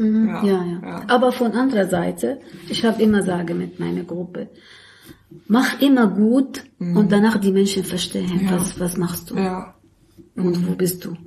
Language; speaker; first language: German; non-native, learner; Arabic